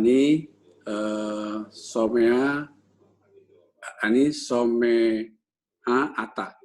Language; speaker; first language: Hebrew; non-native, learner; Indonesian